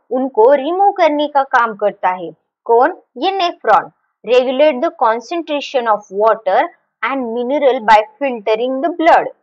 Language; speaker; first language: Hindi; non-native, local second language; Marathi